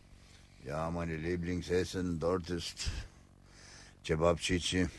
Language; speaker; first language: German; non-native, fluent; Albanian